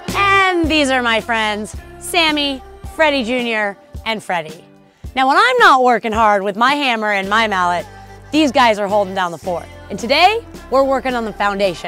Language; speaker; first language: English; native; English